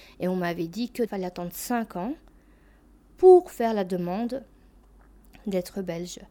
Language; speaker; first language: French; early bilingual, other home language; Albanian